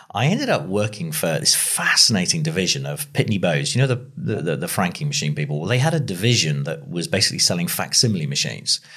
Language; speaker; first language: English; native; English